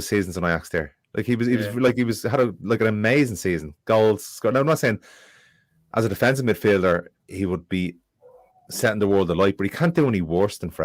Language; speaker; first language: English; native; English